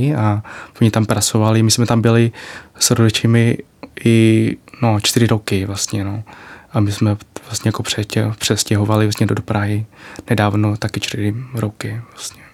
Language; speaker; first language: Czech; non-native, learner; Vietnamese